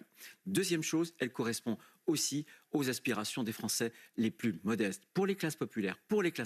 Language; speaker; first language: French; native; French